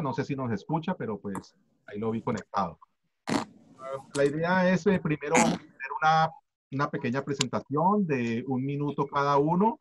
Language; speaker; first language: Spanish; native; Spanish